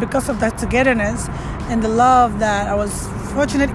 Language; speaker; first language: English; non-native, local second language; Wolof